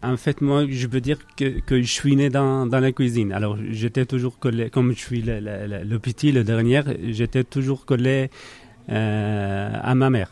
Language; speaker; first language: French; non-native, learner; Arabic